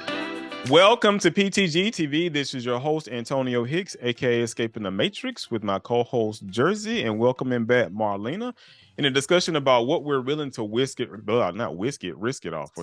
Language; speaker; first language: English; native; English